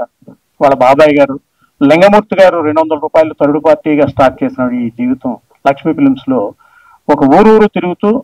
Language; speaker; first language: Telugu; native; Telugu